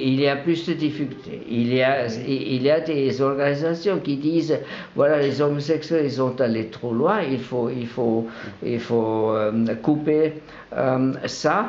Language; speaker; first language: French; non-native, local second language; German